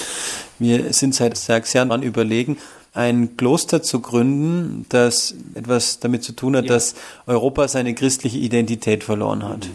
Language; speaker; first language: German; native; German